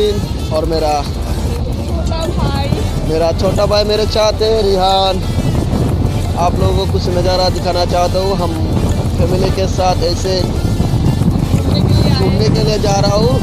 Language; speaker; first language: Hindi; non-native, local second language; Bangla